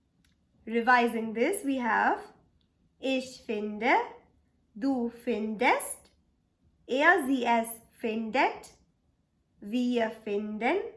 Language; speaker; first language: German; non-native, fluent; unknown